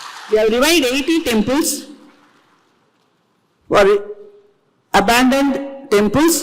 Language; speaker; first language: English; non-native, local second language; Tamil